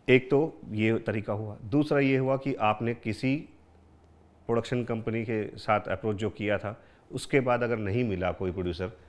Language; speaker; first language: Hindi; native; Hindi